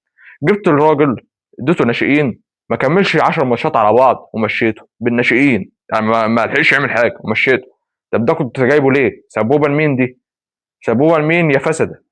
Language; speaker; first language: Arabic; native; Arabic